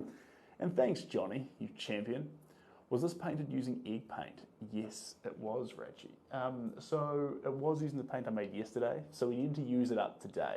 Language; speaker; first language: English; native; English